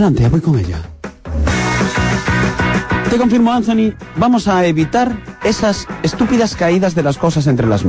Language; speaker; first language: Spanish; native; Spanish